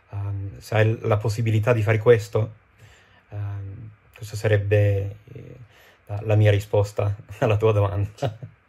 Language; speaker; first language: Italian; non-native, fluent; English